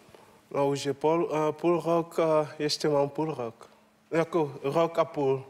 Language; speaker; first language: Czech; non-native, learner; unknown